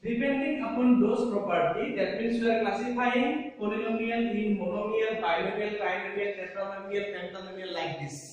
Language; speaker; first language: English; non-native, local second language; Assamese